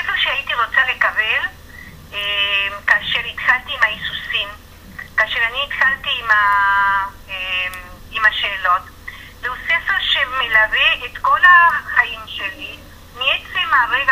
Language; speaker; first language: Hebrew; non-native, fluent; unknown